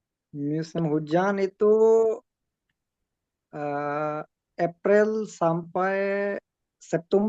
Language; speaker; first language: Indonesian; non-native, learner; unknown